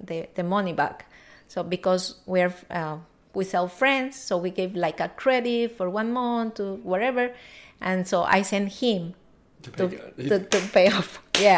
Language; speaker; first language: English; non-native, learner; Spanish